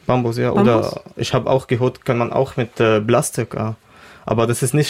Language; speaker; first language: German; non-native, learner; Arabic